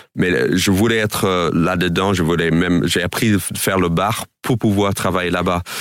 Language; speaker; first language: French; non-native, fluent; English